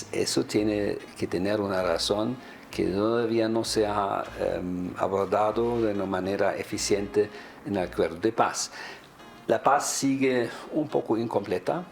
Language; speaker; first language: Spanish; non-native, fluent; German